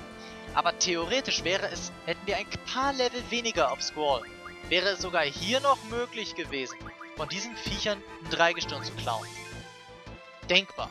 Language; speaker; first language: German; native; German